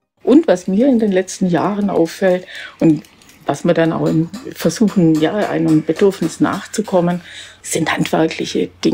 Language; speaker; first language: German; native; German